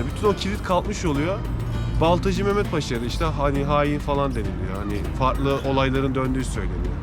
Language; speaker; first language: Turkish; native; Turkish